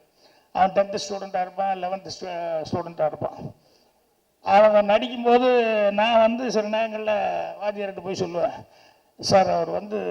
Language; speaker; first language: Tamil; native; Tamil